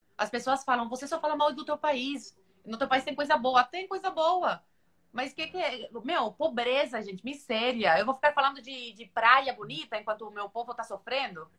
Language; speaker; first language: Portuguese; non-native, fluent; Spanish